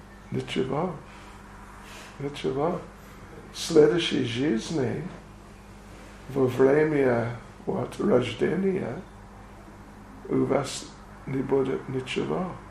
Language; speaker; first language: Russian; non-native, learner; English